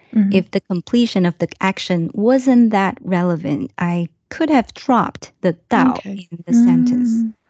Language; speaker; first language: English; non-native, fluent; Chinese